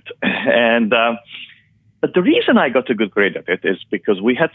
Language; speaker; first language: English; non-native, fluent; Hungarian